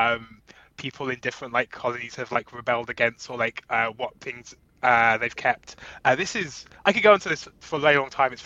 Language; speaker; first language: English; native; English